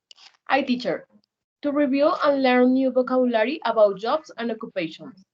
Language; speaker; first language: English; non-native, learner; Spanish